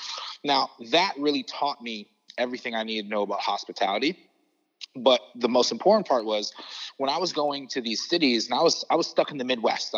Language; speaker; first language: English; native; English